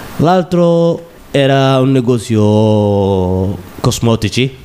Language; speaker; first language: Italian; non-native, learner; Somali